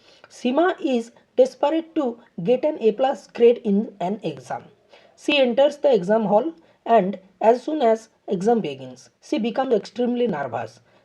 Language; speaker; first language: English; non-native, local second language; Bangla